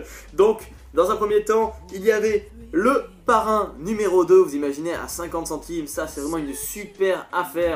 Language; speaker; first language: French; native; French